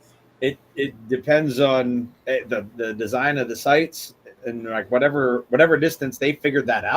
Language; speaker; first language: English; native; English